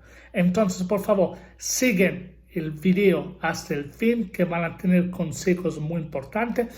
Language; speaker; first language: Spanish; non-native, fluent; Italian